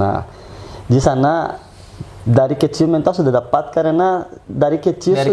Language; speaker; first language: Indonesian; non-native, fluent; Portuguese